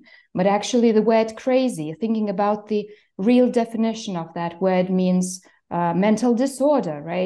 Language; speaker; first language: English; non-native, fluent; Lithuanian